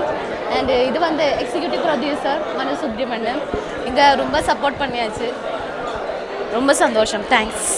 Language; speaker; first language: Tamil; non-native, learner; Malayalam